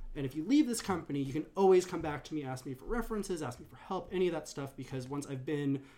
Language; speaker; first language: English; native; English